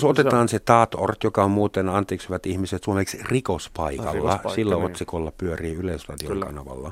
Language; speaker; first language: Finnish; non-native, fluent; German